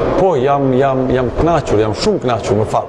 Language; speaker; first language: Albanian; non-native, learner; Serbian